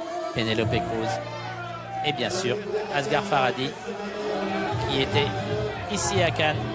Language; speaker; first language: French; native; French